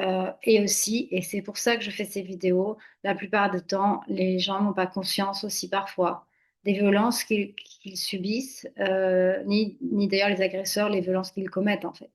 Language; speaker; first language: French; native; French